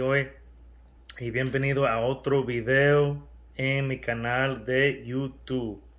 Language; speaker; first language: Spanish; early bilingual, heritage; Spanish